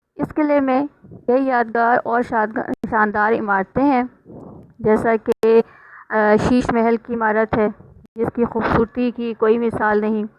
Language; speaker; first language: Urdu; native; Urdu